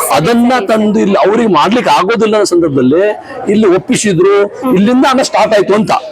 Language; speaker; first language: Kannada; native; Kannada